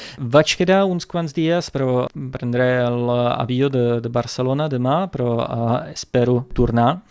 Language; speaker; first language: Catalan; non-native, fluent; Czech